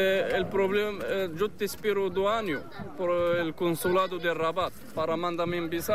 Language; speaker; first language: Spanish; non-native, learner; Arabic